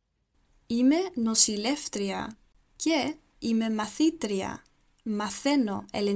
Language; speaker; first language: Greek; non-native, learner; Dutch